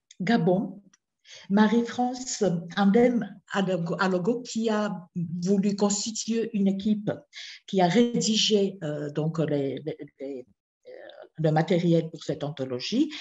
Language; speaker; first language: French; non-native, fluent; Georgian